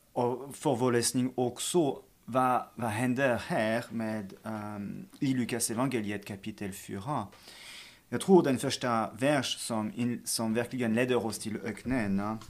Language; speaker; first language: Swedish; non-native, fluent; French